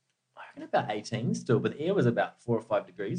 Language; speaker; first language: English; native; English